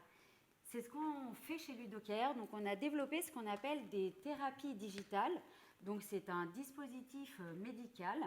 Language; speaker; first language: French; native; French